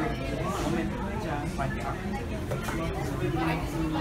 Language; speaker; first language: Chinese; non-native, learner; English